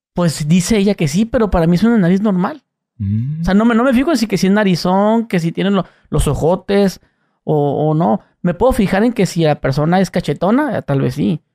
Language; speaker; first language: Spanish; native; Spanish